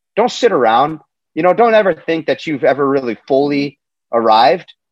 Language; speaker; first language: English; native; English